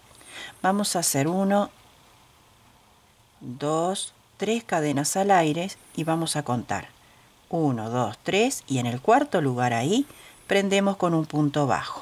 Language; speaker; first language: Spanish; native; Spanish